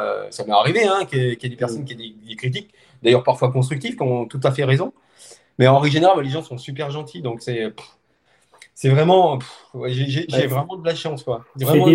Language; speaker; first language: French; native; French